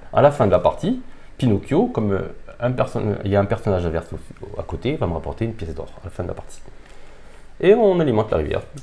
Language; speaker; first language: French; native; French